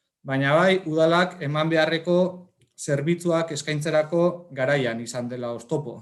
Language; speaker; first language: Basque; native; Basque